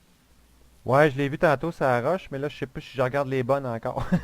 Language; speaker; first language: French; native; French